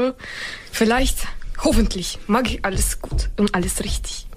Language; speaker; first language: German; non-native, fluent; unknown